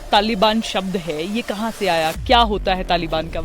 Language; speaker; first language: Hindi; native; Hindi